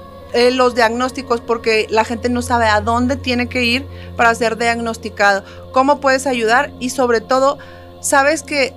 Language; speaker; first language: Spanish; native; Spanish